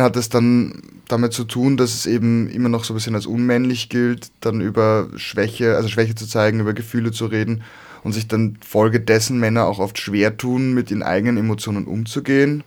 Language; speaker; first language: German; native; German